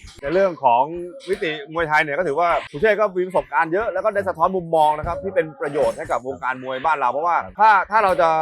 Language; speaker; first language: Thai; native; Thai